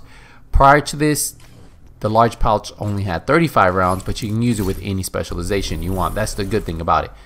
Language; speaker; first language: English; native; English